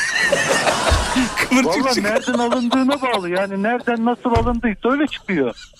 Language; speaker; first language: Turkish; native; Turkish